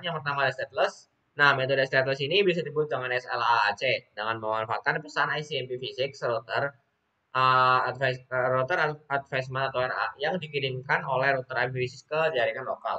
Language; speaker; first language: Indonesian; native; Indonesian